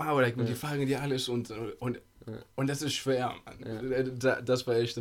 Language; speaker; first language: German; non-native, fluent; Italian